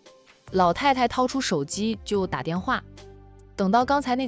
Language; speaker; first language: Chinese; native; Chinese